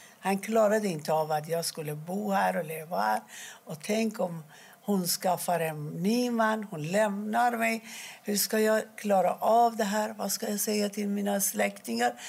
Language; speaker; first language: Swedish; non-native, fluent; Persian